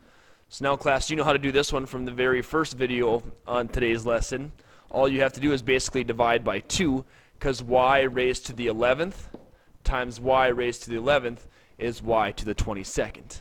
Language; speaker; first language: English; native; English